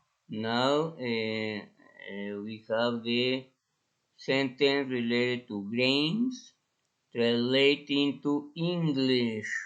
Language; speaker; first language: English; non-native, fluent; Spanish